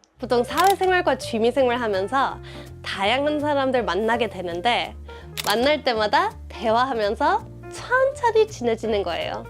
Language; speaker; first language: Korean; non-native, fluent; German